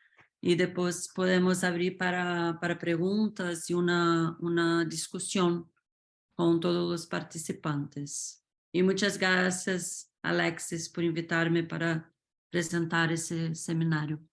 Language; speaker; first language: Spanish; non-native, fluent; Portuguese